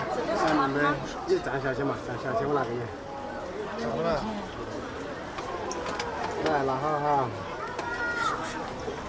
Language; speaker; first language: Chinese; native; Chinese